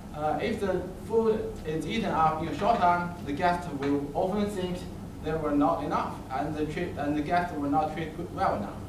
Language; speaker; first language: English; non-native, learner; Chinese